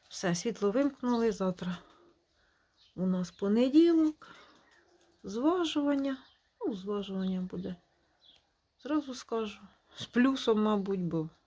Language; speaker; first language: Ukrainian; native; Ukrainian